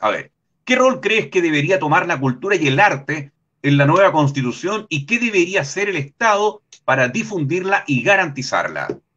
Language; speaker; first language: Spanish; native; Spanish